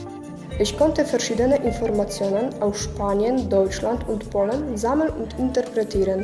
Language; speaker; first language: German; non-native, learner; Polish